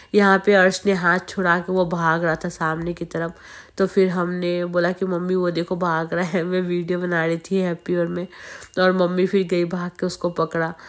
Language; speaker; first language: Hindi; non-native, local second language; Bangla